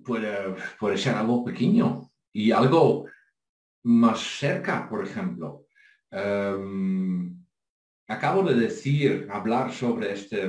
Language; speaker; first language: Spanish; non-native, fluent; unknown